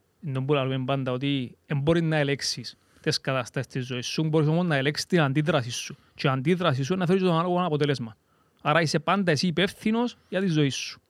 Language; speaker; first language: Greek; native; Greek